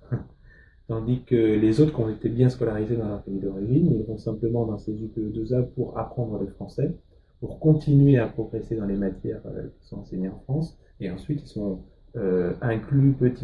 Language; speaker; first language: French; native; French